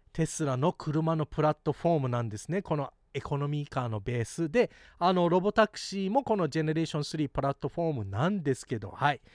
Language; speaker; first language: Japanese; early bilingual, heritage; Japanese